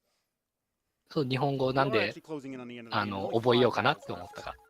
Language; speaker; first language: Japanese; native; Japanese